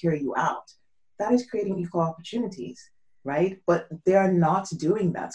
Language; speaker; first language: English; non-native, local second language; Yoruba